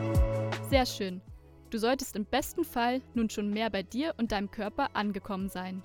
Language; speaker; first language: German; native; German